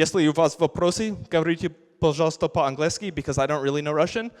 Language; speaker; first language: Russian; non-native, learner; English